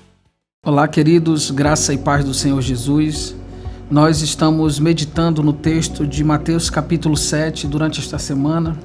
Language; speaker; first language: Portuguese; native; Portuguese